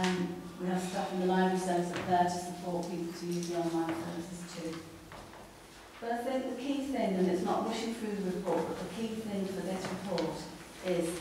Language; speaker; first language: English; native; English